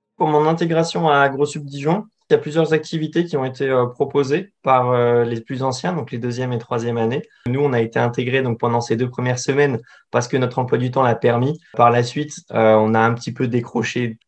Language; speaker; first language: French; native; French